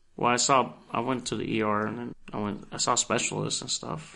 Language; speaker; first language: English; early bilingual, other home language; Spanish